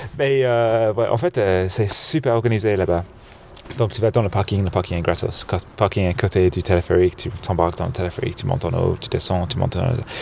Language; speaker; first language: French; non-native, fluent; English